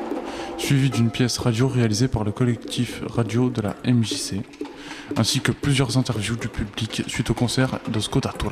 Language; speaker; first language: French; native; French